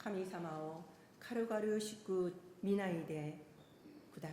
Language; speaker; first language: Japanese; non-native, fluent; Korean